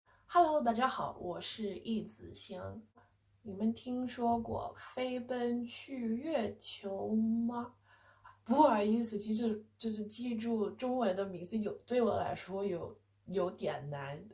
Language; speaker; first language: Chinese; non-native, fluent; English